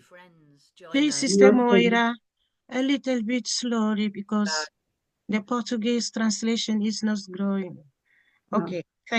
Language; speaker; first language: English; non-native, learner; French